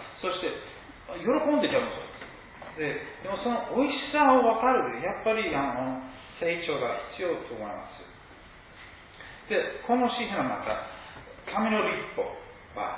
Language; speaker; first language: Japanese; non-native, fluent; English